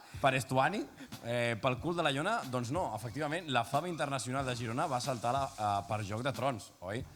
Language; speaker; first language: Catalan; native; Catalan